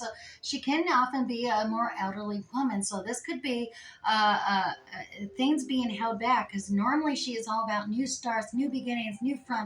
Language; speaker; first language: English; native; English